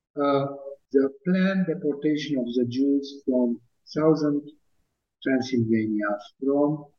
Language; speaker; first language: English; non-native, fluent; Romanian